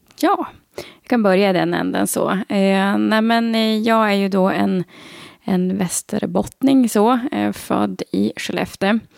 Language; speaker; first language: Swedish; native; Swedish